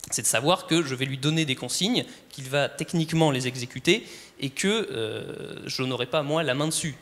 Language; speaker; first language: French; native; French